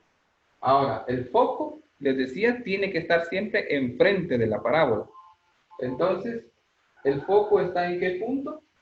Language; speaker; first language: Spanish; native; Spanish